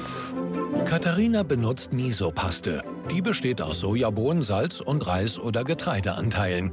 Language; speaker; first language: German; native; German